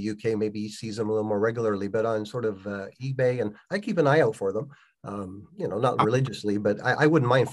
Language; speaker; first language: English; native; English